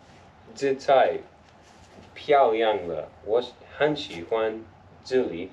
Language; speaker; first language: Chinese; non-native, learner; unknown